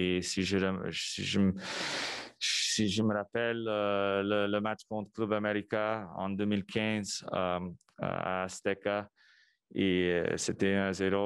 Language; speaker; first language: French; non-native, local second language; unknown